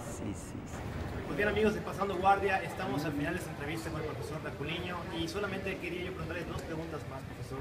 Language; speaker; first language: Spanish; native; Spanish